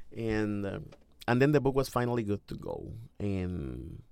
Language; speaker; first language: English; non-native, fluent; Spanish